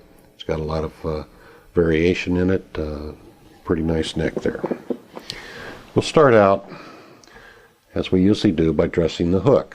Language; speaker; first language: English; native; English